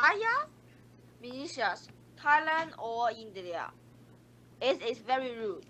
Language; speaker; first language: English; non-native, learner; Chinese